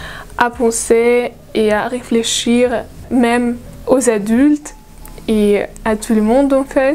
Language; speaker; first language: French; non-native, fluent; Russian